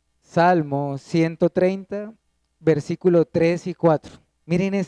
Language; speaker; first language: Spanish; native; Spanish